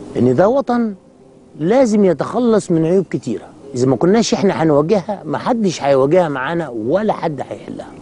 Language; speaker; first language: Arabic; native; Arabic